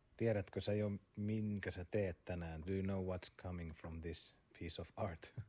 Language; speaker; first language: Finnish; native; Finnish